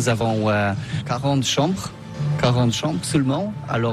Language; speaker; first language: French; non-native, learner; Polish